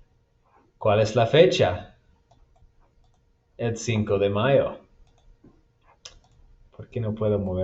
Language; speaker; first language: Spanish; non-native, fluent; English